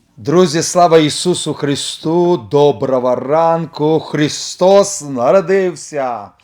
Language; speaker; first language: Ukrainian; non-native, local second language; Russian